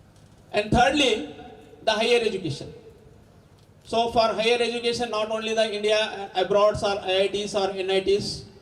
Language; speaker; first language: English; non-native, local second language; Telugu